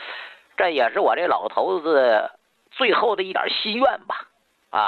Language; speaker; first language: Chinese; native; Chinese